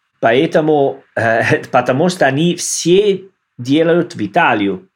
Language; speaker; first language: Russian; non-native, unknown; Italian